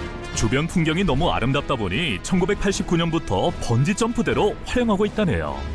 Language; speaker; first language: Korean; native; Korean